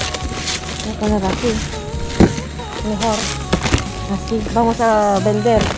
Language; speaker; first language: Spanish; non-native, learner; Filipino